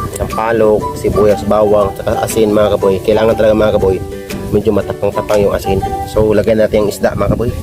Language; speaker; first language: Filipino; non-native, local second language; Cebuano